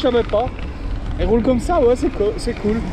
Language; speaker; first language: French; native; French